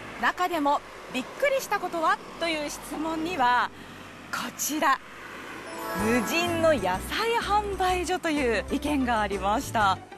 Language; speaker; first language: Japanese; native; Japanese